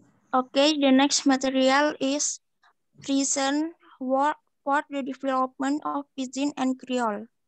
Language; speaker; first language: English; non-native, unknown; Indonesian